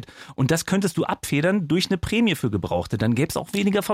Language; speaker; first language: German; native; German